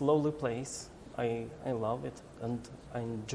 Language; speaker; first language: English; non-native, learner; Albanian